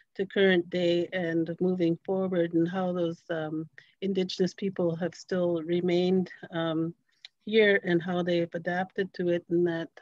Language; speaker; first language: English; native; English